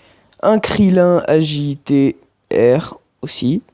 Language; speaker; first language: French; native; French